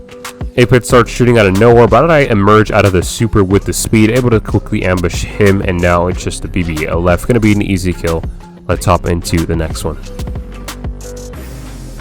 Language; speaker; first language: English; native; English